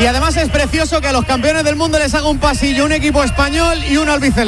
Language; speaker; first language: Spanish; native; Spanish